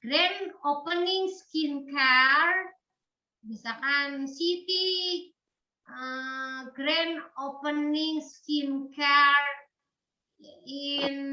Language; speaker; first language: English; non-native, learner; Indonesian